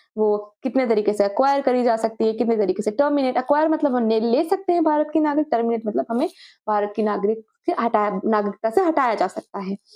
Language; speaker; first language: Hindi; native; Hindi